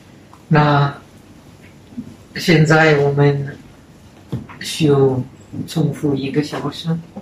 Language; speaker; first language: Chinese; non-native, fluent; Czech